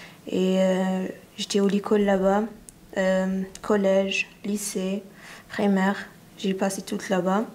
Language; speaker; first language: French; non-native, learner; Arabic